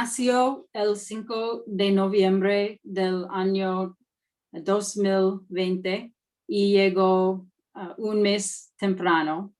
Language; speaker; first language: Spanish; non-native, learner; English